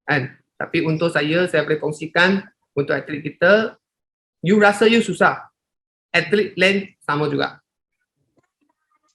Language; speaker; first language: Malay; non-native, local second language; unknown